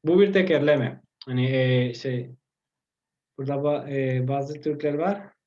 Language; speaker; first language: Turkish; non-native, learner; Spanish